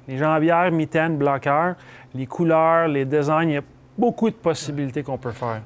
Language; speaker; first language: French; native; French